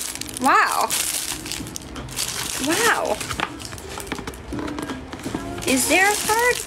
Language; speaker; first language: English; non-native, fluent; Thai